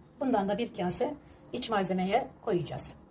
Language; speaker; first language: Turkish; native; Turkish